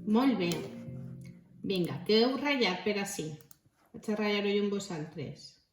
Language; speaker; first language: Catalan; native; Catalan